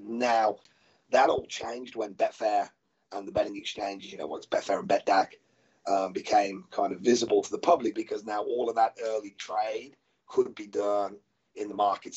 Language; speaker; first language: English; native; English